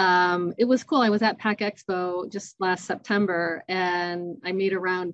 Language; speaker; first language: English; native; English